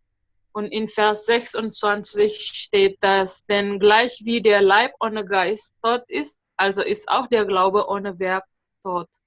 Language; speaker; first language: German; non-native, fluent; Indonesian